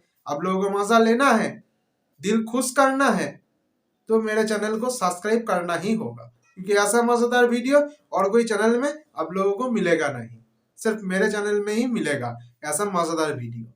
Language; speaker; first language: Hindi; non-native, local second language; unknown